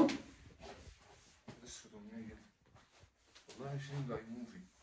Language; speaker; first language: English; non-native, learner; Arabic